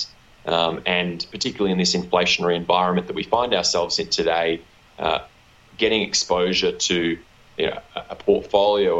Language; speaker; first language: English; native; English